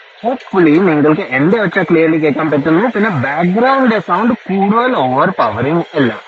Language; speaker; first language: Malayalam; early bilingual, heritage; Malayalam